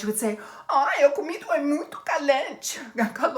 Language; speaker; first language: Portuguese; non-native, learner; English